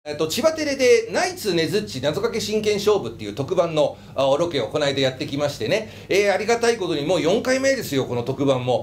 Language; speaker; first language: Japanese; native; Japanese